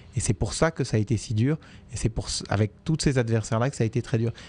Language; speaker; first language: French; native; French